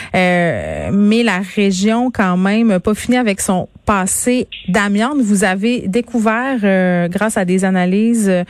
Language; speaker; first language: French; native; French